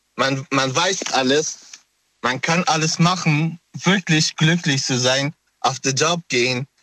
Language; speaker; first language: German; non-native, learner; Persian